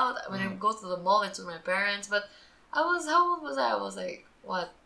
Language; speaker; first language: English; native; English